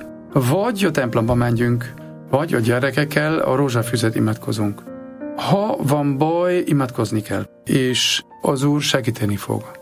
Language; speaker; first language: Hungarian; non-native, fluent; German